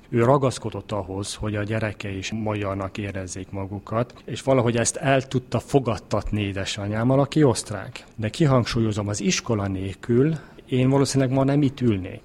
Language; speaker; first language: Hungarian; early bilingual, heritage; German